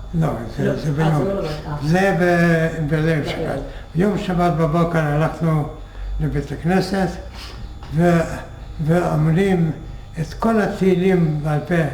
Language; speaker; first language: Hebrew; non-native, fluent; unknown